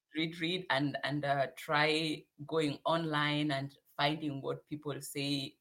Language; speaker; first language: English; non-native, local second language; Swahili